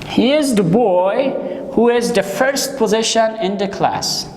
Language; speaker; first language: English; non-native, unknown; Persian